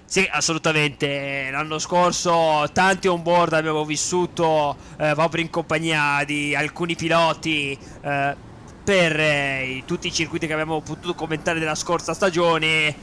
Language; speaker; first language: Italian; native; Italian